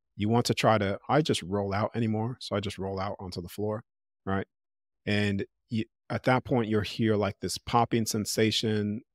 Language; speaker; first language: English; native; English